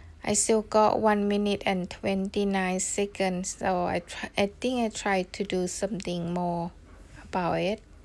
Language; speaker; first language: English; non-native, learner; Thai